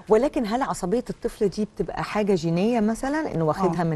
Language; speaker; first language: Arabic; native; Arabic